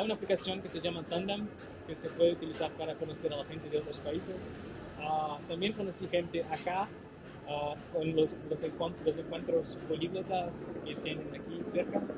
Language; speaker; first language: Spanish; non-native, fluent; Portuguese